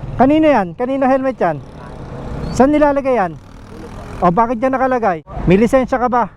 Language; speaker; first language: Filipino; native; Filipino